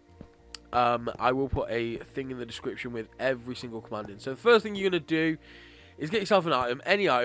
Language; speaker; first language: English; native; English